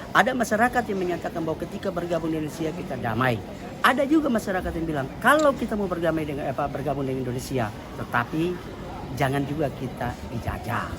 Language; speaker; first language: Indonesian; non-native, local second language; Tetum